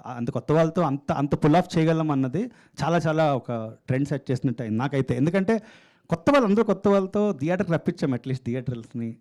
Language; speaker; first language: Telugu; native; Telugu